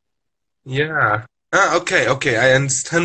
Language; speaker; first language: English; non-native, learner; Turkish